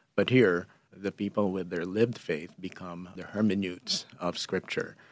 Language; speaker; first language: English; non-native, local second language; Filipino